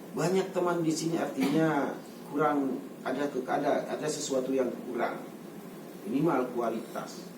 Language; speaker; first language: Indonesian; non-native, local second language; Sasak